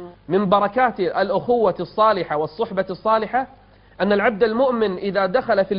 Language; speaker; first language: Arabic; native; Arabic